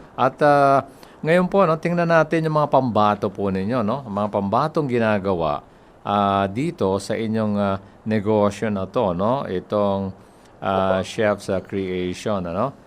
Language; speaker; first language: Filipino; native; Filipino